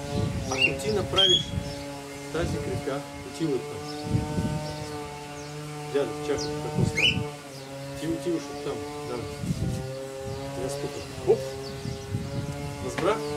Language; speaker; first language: Bulgarian; non-native, learner; Russian